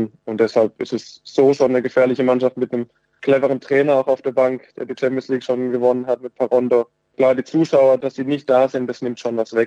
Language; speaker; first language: German; native; German